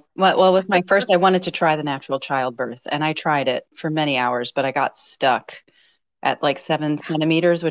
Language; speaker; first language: English; native; English